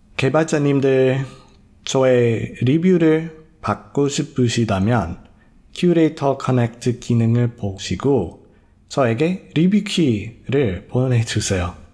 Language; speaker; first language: Korean; non-native, fluent; English